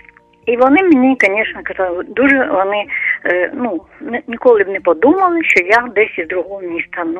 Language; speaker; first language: Ukrainian; non-native, local second language; Russian